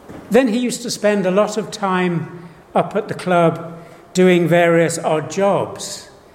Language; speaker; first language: English; native; English